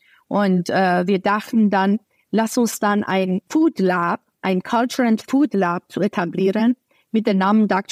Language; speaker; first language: German; non-native, fluent; Persian